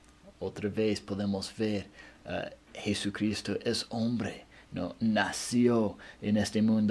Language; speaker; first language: Spanish; non-native, fluent; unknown